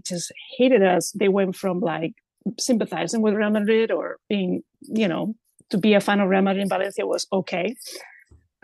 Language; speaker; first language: English; non-native, fluent; Spanish